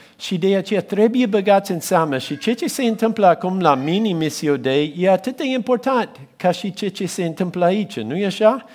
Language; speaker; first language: Romanian; non-native, fluent; English